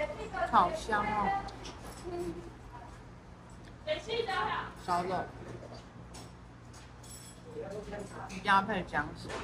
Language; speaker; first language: Chinese; native; Chinese